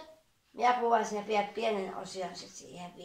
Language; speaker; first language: Finnish; native; Finnish